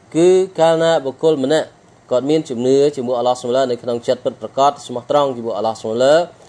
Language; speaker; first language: Khmer; non-native, local second language; Eastern Cham